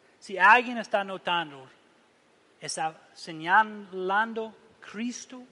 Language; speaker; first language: Spanish; non-native, learner; English